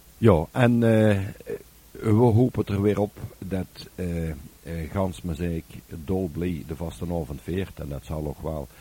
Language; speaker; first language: Dutch; native; Dutch